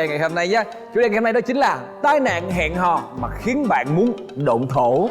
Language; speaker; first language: Vietnamese; native; Vietnamese